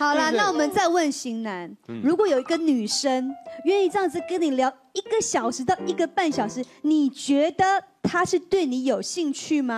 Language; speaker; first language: Chinese; native; Chinese